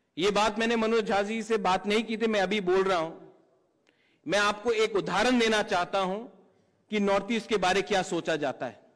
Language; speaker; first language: Hindi; non-native, local second language; Kok Borok